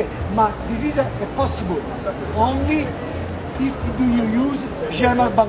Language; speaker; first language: English; non-native, learner; Italian